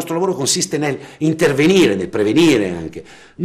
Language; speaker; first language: Italian; native; Italian